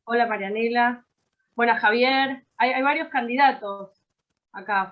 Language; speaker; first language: Spanish; native; Spanish